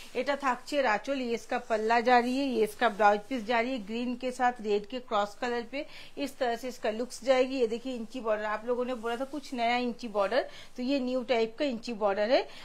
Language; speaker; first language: Hindi; non-native, local second language; Bangla